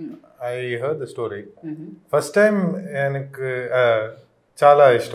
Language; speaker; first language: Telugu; non-native, learner; Tamil